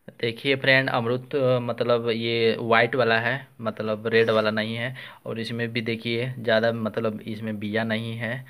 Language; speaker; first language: Hindi; native; Hindi